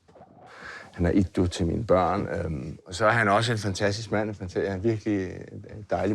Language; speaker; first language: Danish; native; Danish